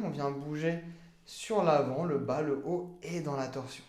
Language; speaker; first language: French; native; French